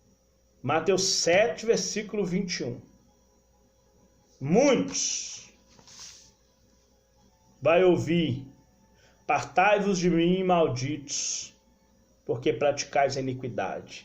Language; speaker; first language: Portuguese; native; Portuguese